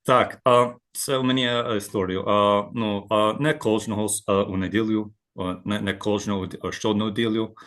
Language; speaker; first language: Ukrainian; non-native, learner; English